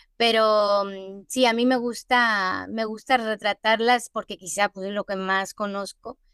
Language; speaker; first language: Spanish; native; Spanish